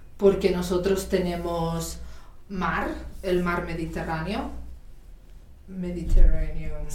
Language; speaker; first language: English; non-native, fluent; Spanish